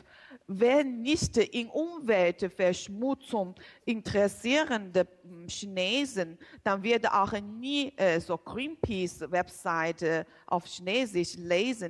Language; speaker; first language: German; non-native, learner; Chinese